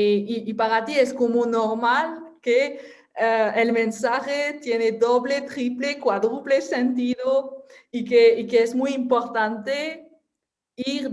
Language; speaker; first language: Spanish; non-native, fluent; French